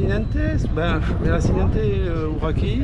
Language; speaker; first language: Spanish; non-native, learner; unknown